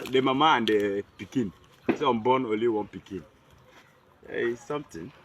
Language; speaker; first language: Nigerian Pidgin; non-native, local second language; Igbo